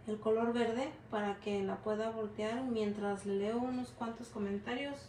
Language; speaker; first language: Spanish; early bilingual, heritage; Spanish